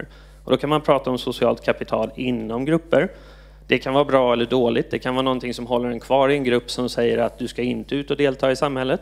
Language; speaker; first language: Swedish; native; Swedish